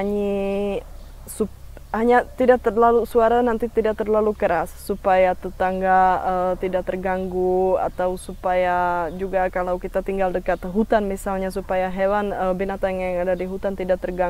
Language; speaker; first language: Indonesian; non-native, fluent; Czech